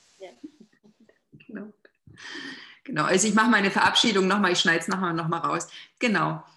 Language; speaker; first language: German; native; German